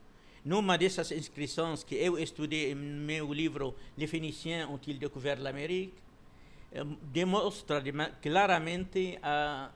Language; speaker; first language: Portuguese; non-native, fluent; Arabic